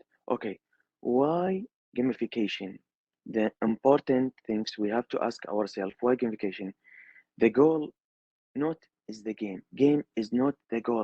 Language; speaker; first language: English; non-native, learner; Arabic